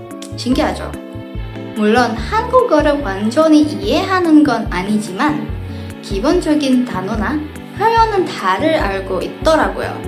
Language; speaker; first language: Korean; non-native, fluent; Indonesian